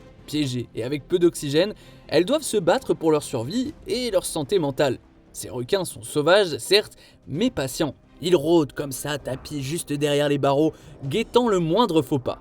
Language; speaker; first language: French; native; French